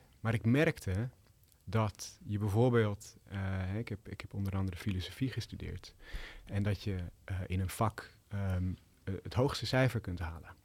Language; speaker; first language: Dutch; native; Dutch